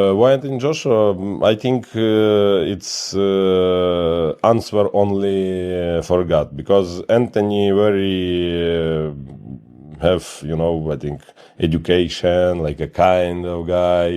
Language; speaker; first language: English; non-native, learner; Ukrainian